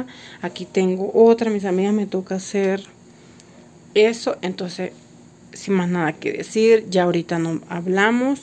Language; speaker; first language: Spanish; native; Spanish